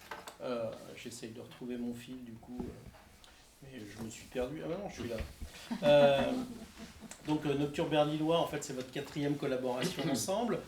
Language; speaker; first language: French; native; French